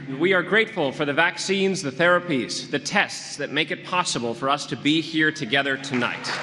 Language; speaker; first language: English; native; English